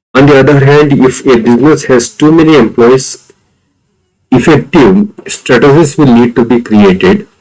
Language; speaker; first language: English; non-native, local second language; Kannada